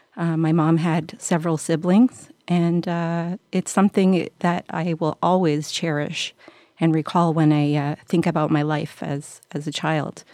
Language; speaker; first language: English; native; English